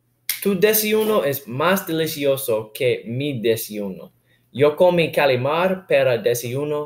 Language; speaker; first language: Spanish; non-native, learner; English